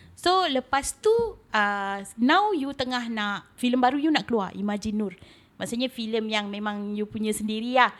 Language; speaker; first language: Malay; native; Malay